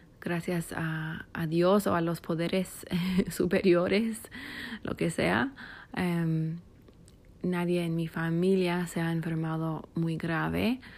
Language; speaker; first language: Spanish; non-native, fluent; English